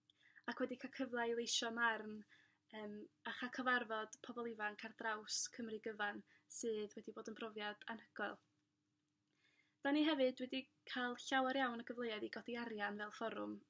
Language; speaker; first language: Welsh; native; Welsh